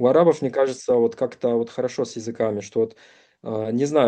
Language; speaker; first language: Russian; native; Russian